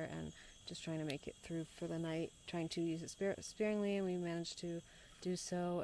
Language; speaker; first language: English; native; English